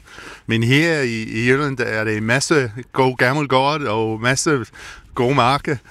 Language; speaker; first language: Danish; non-native, fluent; English